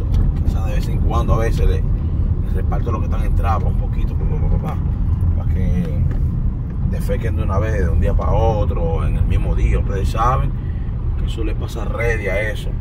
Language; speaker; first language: Spanish; native; Spanish